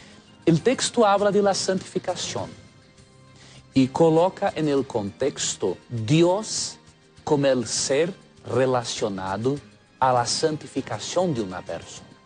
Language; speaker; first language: Spanish; non-native, fluent; Portuguese